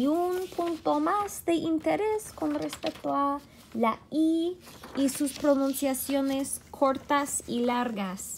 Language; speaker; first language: Spanish; non-native, fluent; English